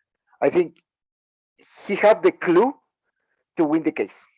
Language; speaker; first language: English; non-native, learner; Spanish